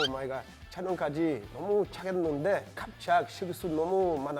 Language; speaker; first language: Korean; non-native, learner; Portuguese